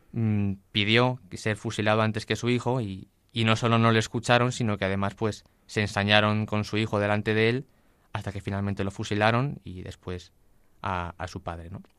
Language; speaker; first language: Spanish; native; Spanish